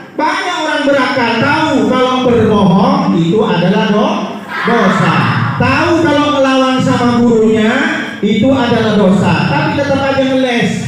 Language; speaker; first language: Indonesian; non-native, local second language; Madurese